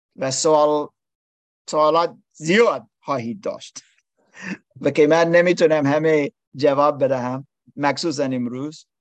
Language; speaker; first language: Persian; non-native, learner; English